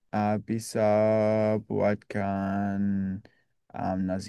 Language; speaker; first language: Indonesian; non-native, learner; English